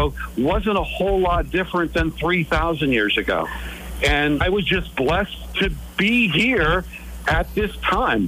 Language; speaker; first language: English; native; English